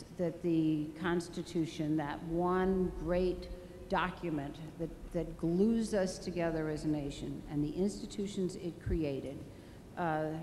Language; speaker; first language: English; native; English